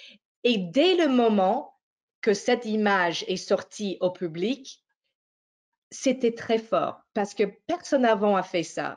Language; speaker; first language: French; non-native, fluent; English